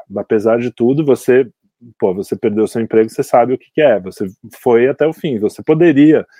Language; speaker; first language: Portuguese; native; Portuguese